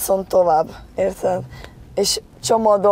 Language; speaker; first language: Hungarian; early bilingual, heritage; Spanish